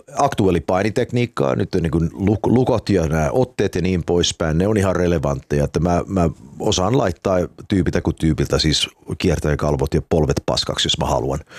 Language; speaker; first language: Finnish; early bilingual, heritage; Finnish